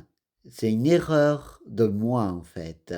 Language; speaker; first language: French; non-native, fluent; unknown